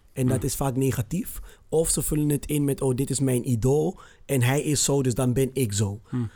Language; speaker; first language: Dutch; early bilingual, other home language; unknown